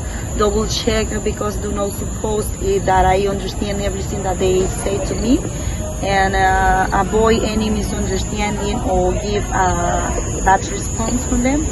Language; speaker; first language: English; non-native, learner; Spanish